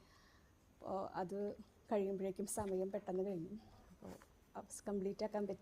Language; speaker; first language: Malayalam; native; Malayalam